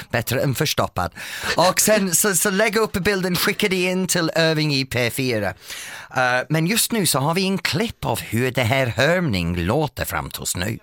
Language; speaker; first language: Swedish; non-native, fluent; English